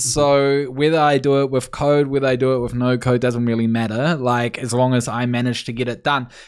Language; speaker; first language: English; native; English